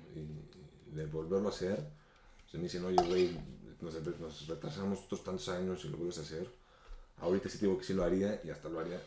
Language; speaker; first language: Spanish; native; Spanish